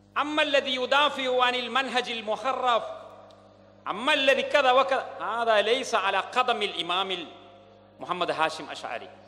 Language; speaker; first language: Arabic; non-native, fluent; Malayalam